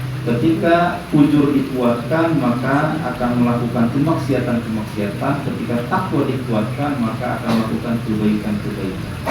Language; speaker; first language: Indonesian; native; Indonesian